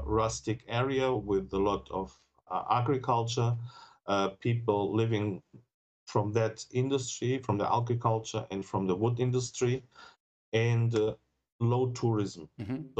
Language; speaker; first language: English; non-native, fluent; German